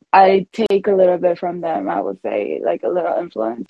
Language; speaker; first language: English; early bilingual, other home language; Spanish